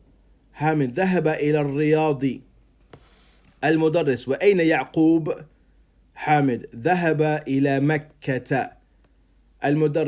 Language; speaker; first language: Arabic; non-native, fluent; English